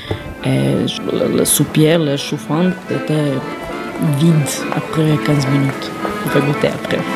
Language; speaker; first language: French; non-native, fluent; Serbian